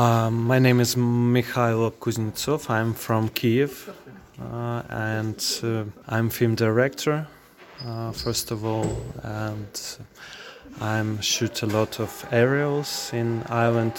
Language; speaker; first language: English; non-native, learner; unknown